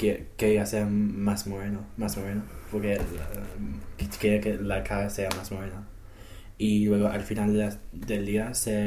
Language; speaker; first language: Spanish; non-native, learner; English